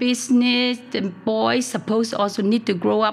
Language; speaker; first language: English; non-native, local second language; Cantonese